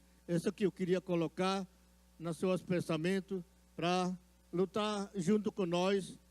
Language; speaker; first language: Portuguese; non-native, local second language; Yanomámi